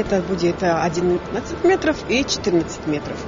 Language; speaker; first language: Russian; non-native, fluent; Latvian